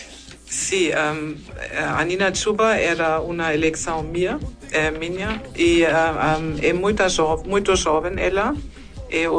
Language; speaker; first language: Portuguese; non-native, fluent; German